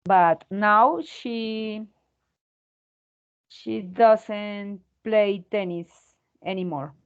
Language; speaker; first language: English; non-native, learner; Spanish